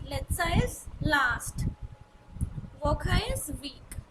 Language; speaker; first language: German; non-native, fluent; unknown